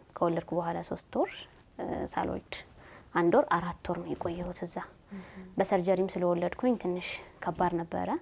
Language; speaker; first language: Amharic; native; Amharic